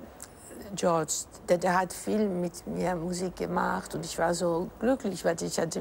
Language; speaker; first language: German; non-native, learner; Greek